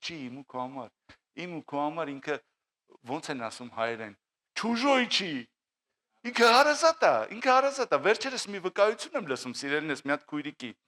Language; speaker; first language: Armenian; native; Armenian